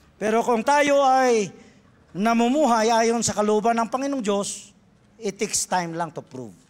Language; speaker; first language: Filipino; non-native, local second language; Cebuano